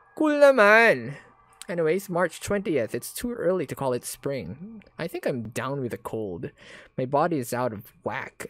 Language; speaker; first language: English; non-native, local second language; Filipino